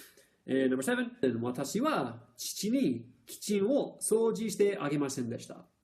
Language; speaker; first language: Japanese; non-native, fluent; English